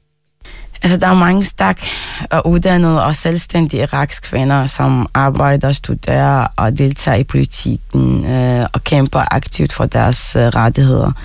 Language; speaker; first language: Danish; non-native, fluent; Arabic